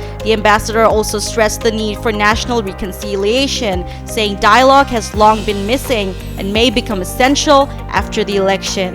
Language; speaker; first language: English; non-native, local second language; Bangla